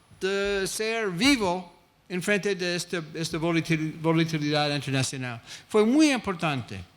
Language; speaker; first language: Spanish; non-native, fluent; English